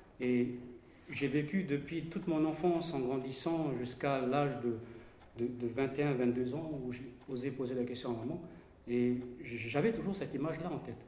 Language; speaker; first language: French; non-native, local second language; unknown